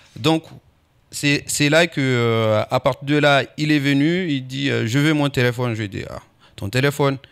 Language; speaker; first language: French; non-native, local second language; Comorian